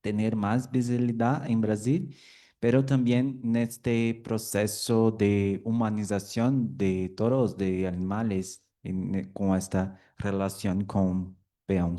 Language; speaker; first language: Spanish; non-native, fluent; Portuguese